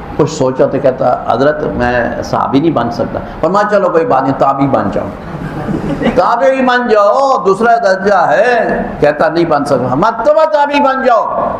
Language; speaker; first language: Urdu; non-native, local second language; Punjabi